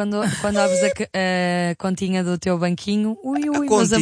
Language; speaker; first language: Portuguese; native; Portuguese